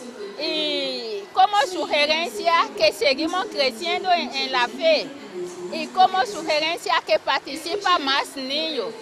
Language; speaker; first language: Spanish; non-native, fluent; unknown